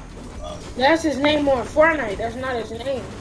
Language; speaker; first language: English; native; English